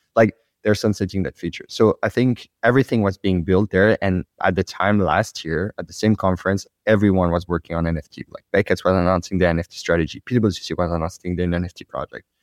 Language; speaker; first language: English; non-native, fluent; French